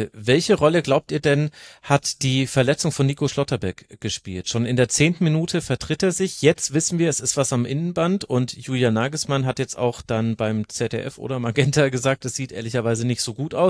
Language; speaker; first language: German; native; German